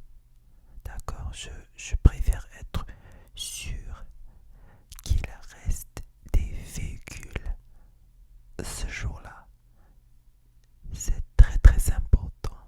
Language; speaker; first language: French; non-native, fluent; English